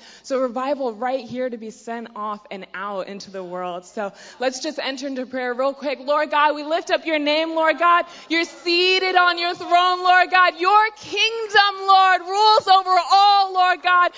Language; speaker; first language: English; native; English